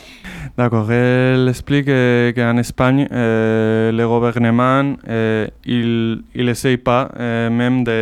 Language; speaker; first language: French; non-native, learner; Basque